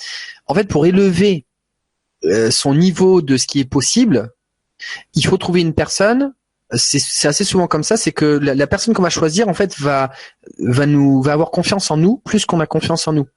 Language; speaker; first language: French; native; French